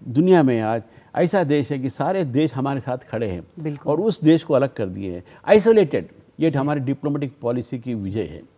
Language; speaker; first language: Hindi; non-native, local second language; Telugu